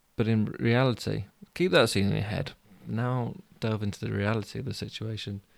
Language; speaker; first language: English; native; English